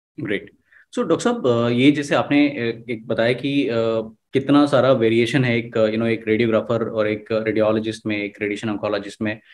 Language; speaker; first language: Hindi; native; Hindi